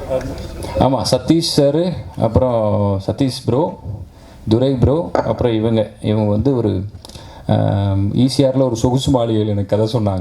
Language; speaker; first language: Tamil; native; Tamil